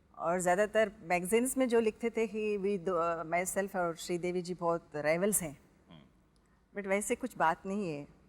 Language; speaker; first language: Hindi; non-native, local second language; Telugu